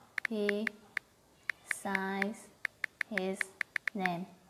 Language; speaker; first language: English; non-native, learner; Vietnamese